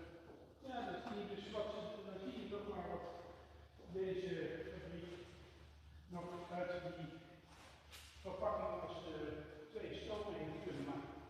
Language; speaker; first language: Dutch; native; Dutch